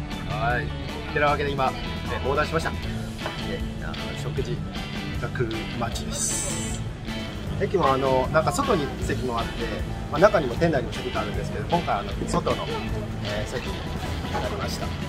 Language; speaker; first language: Japanese; native; Japanese